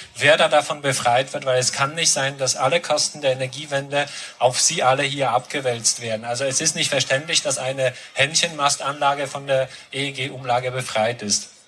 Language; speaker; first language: German; non-native, fluent; Polish